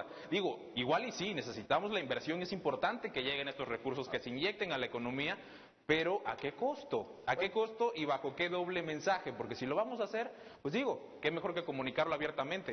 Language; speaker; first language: Spanish; native; Spanish